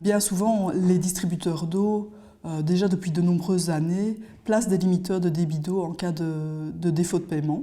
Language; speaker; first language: French; native; French